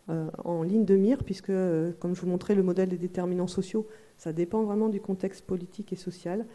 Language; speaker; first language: French; native; French